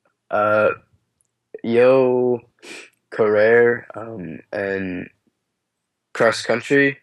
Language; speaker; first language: Spanish; non-native, learner; English